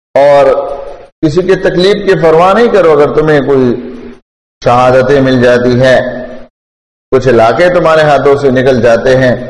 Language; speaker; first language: Urdu; non-native, local second language; Pashto